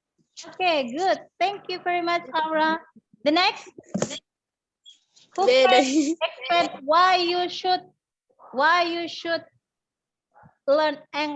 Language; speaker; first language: English; non-native, learner; Indonesian